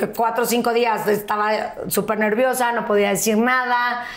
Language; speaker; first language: Spanish; native; Spanish